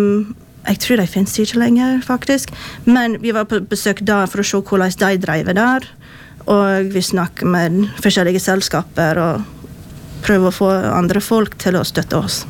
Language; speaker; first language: Norwegian; non-native, fluent; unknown